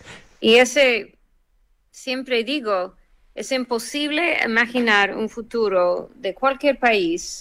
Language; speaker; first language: Spanish; non-native, fluent; English